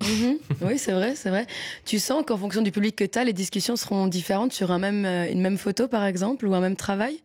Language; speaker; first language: French; native; French